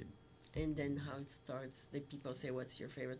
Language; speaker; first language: English; non-native, fluent; French